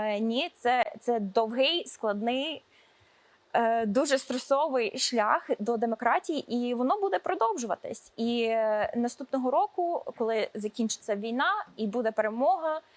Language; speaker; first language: Ukrainian; early bilingual, heritage; Ukrainian